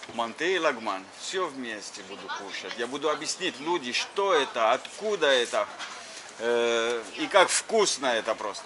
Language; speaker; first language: Russian; non-native, learner; English